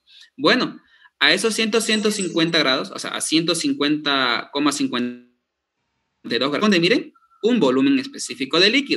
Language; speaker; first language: Spanish; native; Spanish